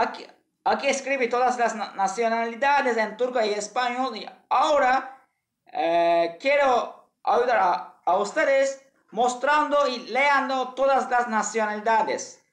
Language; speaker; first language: Spanish; non-native, learner; Turkish